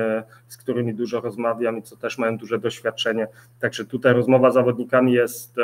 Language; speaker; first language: Polish; early bilingual, heritage; Polish